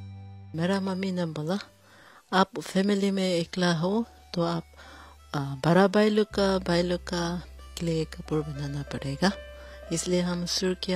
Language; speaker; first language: Hindi; non-native, local second language; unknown